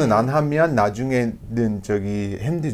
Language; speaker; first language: Korean; non-native, learner; English